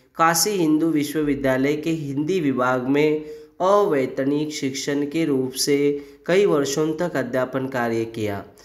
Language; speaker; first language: Hindi; native; Hindi